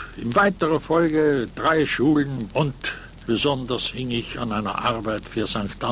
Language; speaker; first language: German; native; German